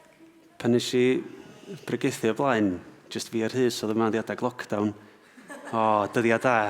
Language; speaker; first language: Welsh; native; Welsh